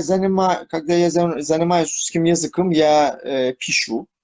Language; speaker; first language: Russian; non-native, learner; Turkish